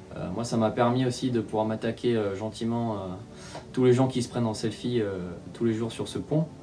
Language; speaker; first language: French; native; French